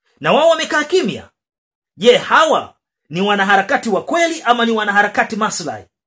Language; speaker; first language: Swahili; native; Swahili